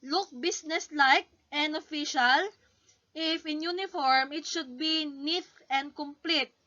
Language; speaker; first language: English; non-native, local second language; Filipino